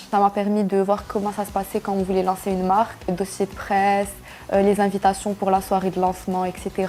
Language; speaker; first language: French; non-native, local second language; Arabic